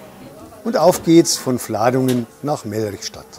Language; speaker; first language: German; native; German